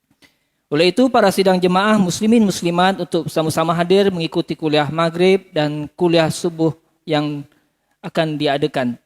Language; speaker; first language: Malay; native; Malay